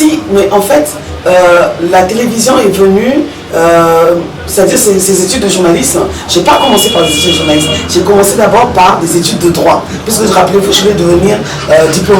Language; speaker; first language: French; early bilingual, other home language; Lingala